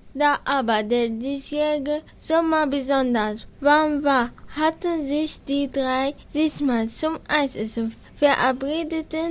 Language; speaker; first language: German; non-native, learner; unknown